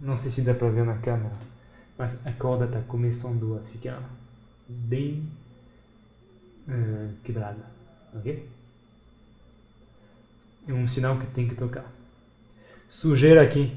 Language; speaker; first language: Portuguese; non-native, fluent; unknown